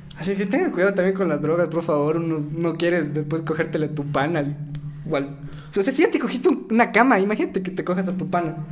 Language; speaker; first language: Spanish; native; Spanish